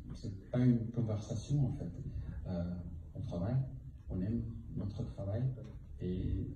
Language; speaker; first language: French; non-native, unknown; English